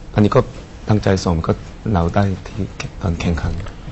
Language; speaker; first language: Thai; non-native, learner; Korean